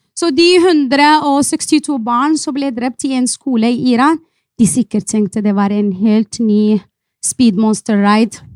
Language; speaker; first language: Norwegian; non-native, fluent; Arabic